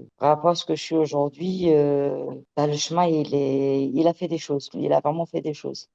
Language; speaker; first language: French; early bilingual, other home language; Portuguese